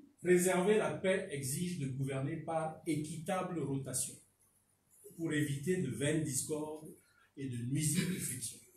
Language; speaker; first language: French; non-native, local second language; Fon